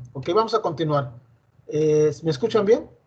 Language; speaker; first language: Spanish; native; Spanish